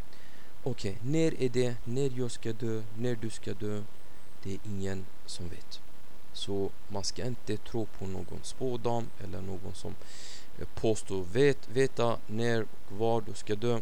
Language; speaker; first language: Swedish; non-native, fluent; Arabic